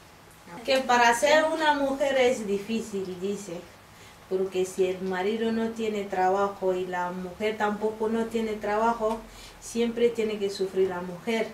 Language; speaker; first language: Spanish; non-native, fluent; Bambara